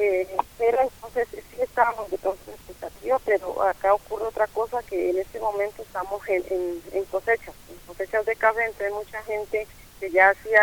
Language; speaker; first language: Spanish; native; Spanish